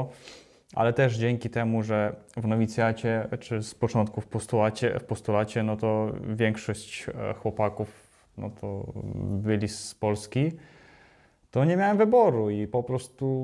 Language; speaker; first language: Polish; non-native, fluent; Ukrainian